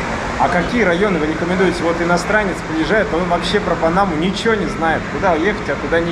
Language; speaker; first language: Russian; native; Russian